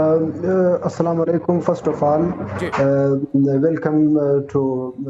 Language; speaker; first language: Hindi; non-native, fluent; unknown